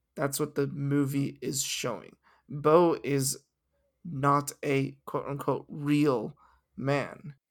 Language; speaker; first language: English; early bilingual, other home language; Spanish